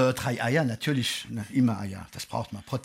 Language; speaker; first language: German; non-native, fluent; French